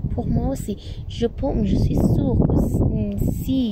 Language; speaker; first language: French; non-native, learner; Persian